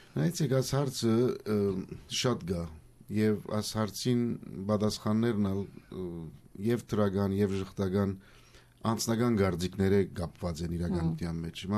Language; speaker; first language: Armenian; early bilingual, heritage; Armenian